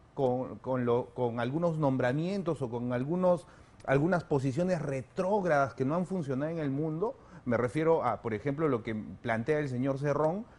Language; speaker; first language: Spanish; native; Spanish